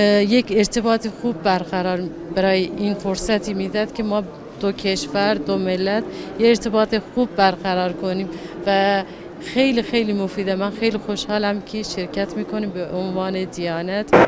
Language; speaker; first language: Persian; non-native, fluent; Turkish